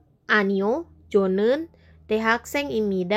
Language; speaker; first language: Korean; non-native, fluent; Indonesian